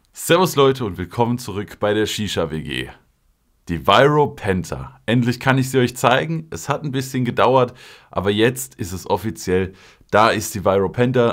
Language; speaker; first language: German; native; German